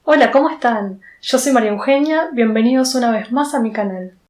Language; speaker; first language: Spanish; native; Spanish